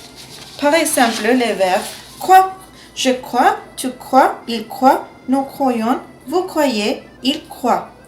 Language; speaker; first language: French; non-native, learner; Spanish